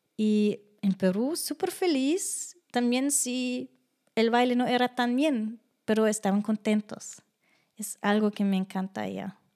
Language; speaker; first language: Spanish; non-native, fluent; German